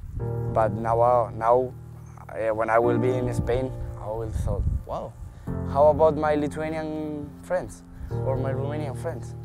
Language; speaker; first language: English; non-native, fluent; Spanish